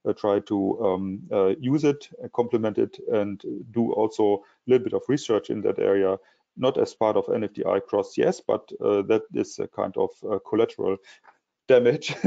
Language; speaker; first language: English; non-native, fluent; German